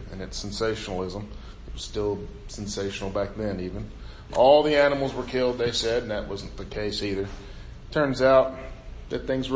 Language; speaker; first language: English; native; English